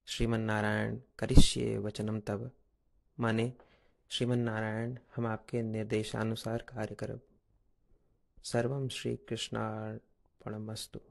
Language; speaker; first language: Hindi; native; Hindi